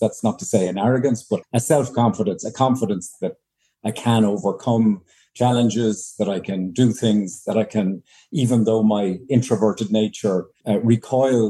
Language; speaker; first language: English; native; English